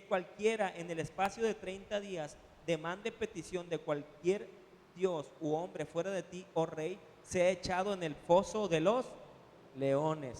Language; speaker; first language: Spanish; native; Spanish